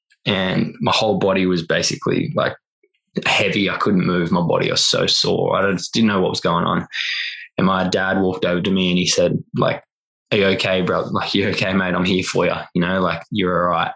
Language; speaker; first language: English; native; English